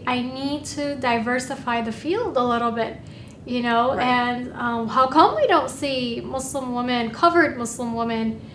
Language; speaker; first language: English; native; English